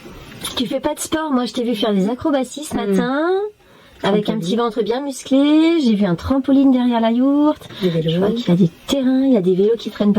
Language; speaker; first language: French; native; French